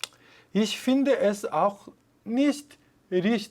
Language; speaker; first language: German; non-native, fluent; Korean